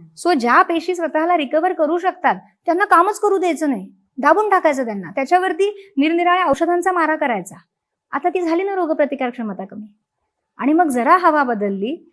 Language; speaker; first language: Marathi; native; Marathi